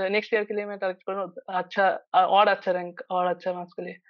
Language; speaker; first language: Hindi; non-native, local second language; Bangla